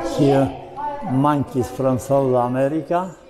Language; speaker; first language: English; non-native, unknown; Romanian